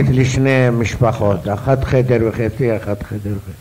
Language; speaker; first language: Hebrew; non-native, fluent; Arabic